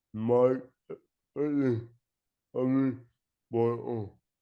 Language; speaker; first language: English; non-native, learner; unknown